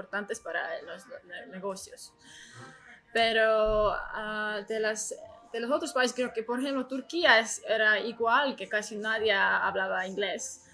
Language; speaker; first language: Spanish; non-native, learner; Estonian